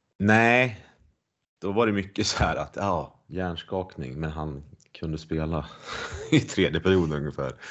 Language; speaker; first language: Swedish; native; Swedish